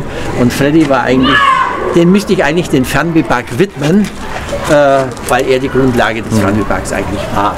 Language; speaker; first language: German; native; German